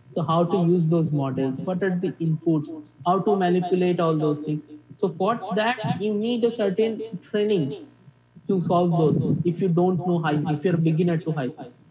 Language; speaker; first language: English; non-native, local second language; Bangla